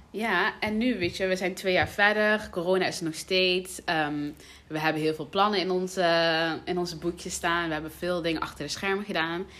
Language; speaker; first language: Dutch; early bilingual, other home language; Somali